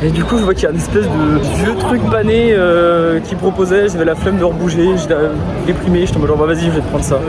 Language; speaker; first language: French; native; French